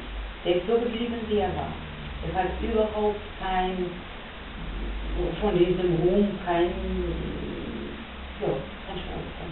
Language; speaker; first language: German; non-native, fluent; Russian